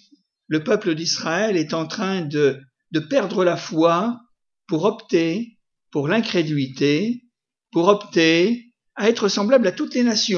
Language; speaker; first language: French; native; French